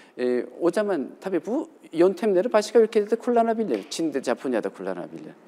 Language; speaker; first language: Turkish; non-native, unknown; Korean